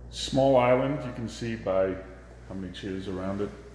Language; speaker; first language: English; native; English